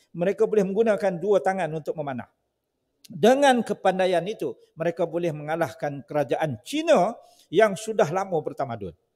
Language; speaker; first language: Malay; native; Malay